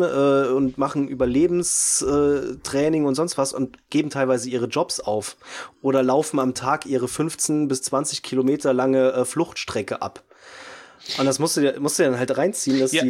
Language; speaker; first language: German; native; German